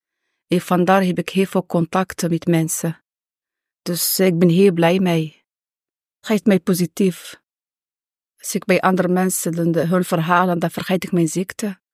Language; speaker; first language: Dutch; non-native, fluent; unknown